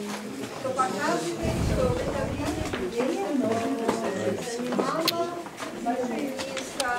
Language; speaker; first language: Russian; non-native, fluent; Albanian